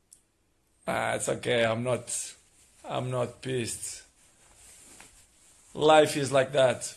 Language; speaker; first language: English; non-native, learner; Portuguese